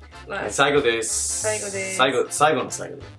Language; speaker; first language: Japanese; non-native, fluent; English